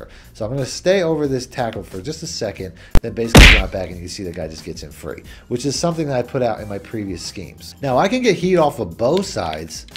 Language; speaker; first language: English; native; English